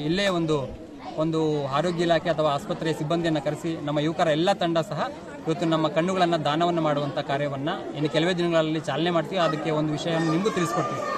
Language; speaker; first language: Kannada; native; Kannada